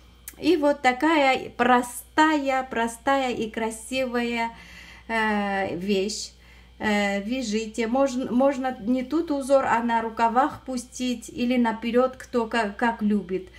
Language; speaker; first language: Russian; non-native, fluent; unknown